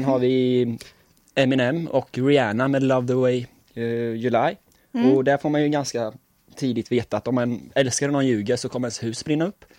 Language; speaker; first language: Swedish; native; Swedish